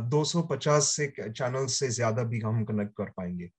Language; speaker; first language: Hindi; native; Hindi